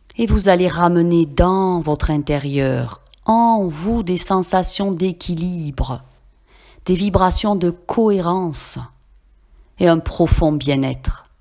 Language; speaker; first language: French; native; French